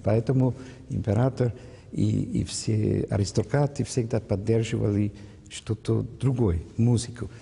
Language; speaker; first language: Russian; non-native, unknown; German